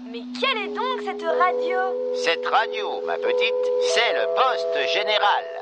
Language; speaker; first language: French; native; French